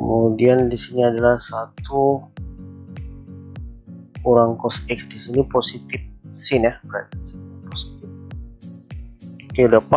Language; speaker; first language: Indonesian; native; Indonesian